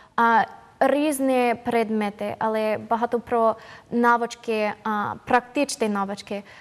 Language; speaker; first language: Ukrainian; non-native, learner; English